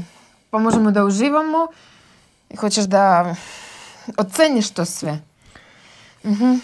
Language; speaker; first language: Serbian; non-native, learner; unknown